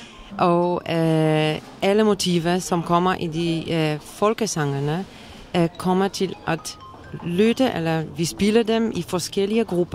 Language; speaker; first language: Danish; non-native, fluent; Polish